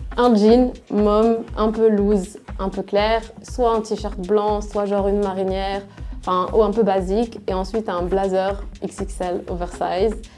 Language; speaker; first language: French; non-native, local second language; Arabic